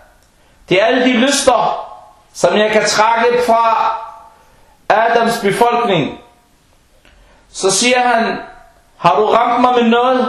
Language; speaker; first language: Danish; early bilingual, other home language; Arabic